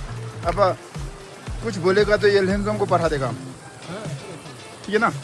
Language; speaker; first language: Hindi; non-native, learner; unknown